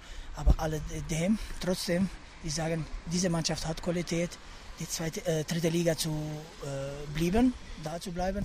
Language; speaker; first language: German; non-native, fluent; Albanian